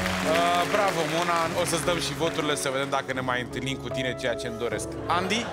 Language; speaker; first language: Romanian; native; Romanian